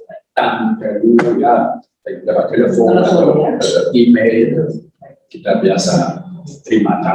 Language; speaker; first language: Indonesian; non-native, learner; German